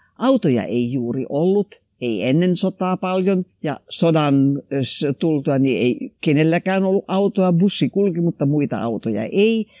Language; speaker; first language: Finnish; non-native, local second language; Swedish